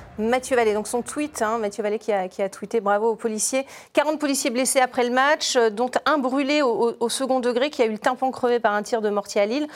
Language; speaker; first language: French; native; French